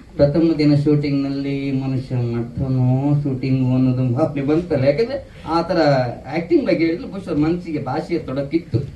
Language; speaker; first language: Kannada; native; Kannada